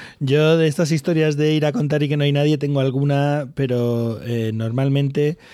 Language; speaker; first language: Spanish; native; Spanish